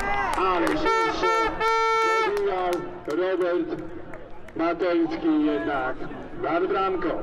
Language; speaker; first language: Polish; native; Polish